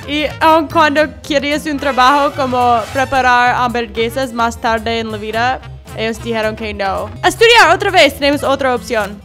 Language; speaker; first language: Spanish; non-native, learner; English